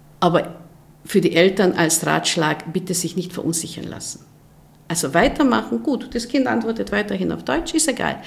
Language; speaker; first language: German; non-native, fluent; Hungarian